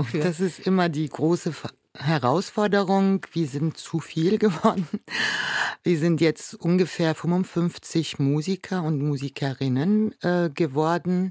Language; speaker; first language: German; non-native, fluent; Arabic